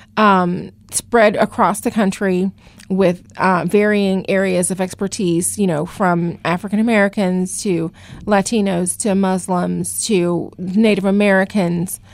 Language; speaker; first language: English; native; English